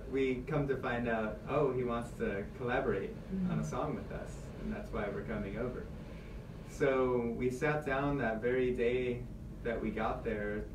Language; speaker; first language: English; native; English